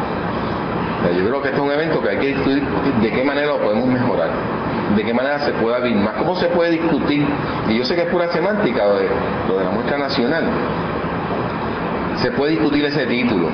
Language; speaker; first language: Spanish; native; Spanish